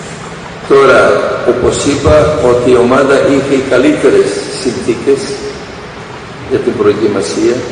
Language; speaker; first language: Greek; non-native, fluent; Serbian